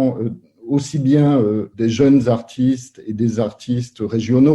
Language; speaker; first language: French; native; French